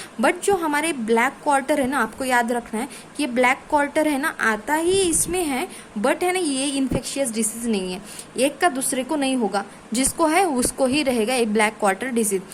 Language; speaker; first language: Hindi; non-native, local second language; Marathi